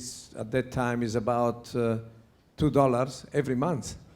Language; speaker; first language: English; non-native, learner; Italian